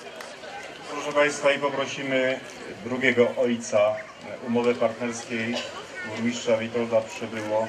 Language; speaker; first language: Polish; native; Polish